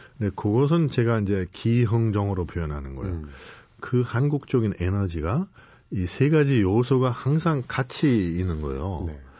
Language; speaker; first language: Korean; non-native, fluent; German